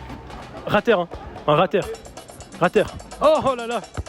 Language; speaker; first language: French; native; French